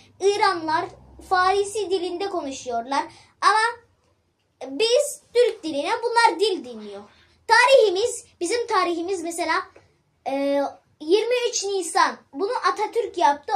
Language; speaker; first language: Turkish; early bilingual, other home language; Arabic